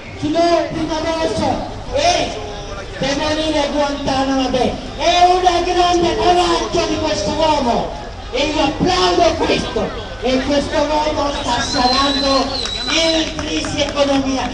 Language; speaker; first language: Italian; non-native, local second language; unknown